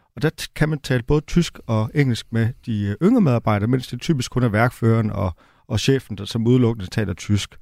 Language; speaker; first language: Danish; native; Danish